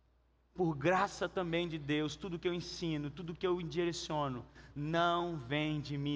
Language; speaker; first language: Portuguese; native; Portuguese